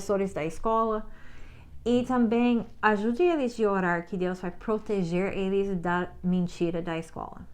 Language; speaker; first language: Portuguese; non-native, learner; English